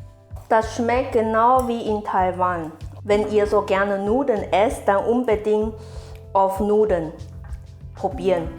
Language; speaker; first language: German; non-native, fluent; Chinese